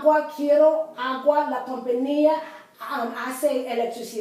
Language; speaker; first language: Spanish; non-native, fluent; English